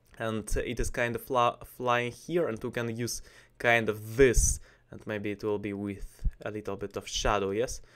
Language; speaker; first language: English; non-native, learner; Russian